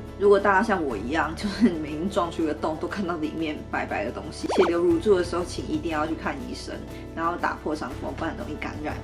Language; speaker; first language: Chinese; native; Chinese